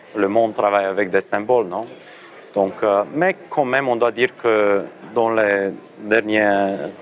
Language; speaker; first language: French; non-native, fluent; Romanian